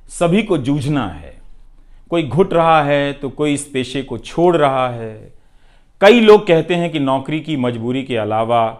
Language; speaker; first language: Hindi; non-native, local second language; Bhojpuri